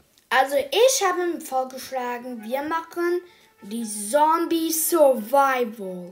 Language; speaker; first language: German; early bilingual, other home language; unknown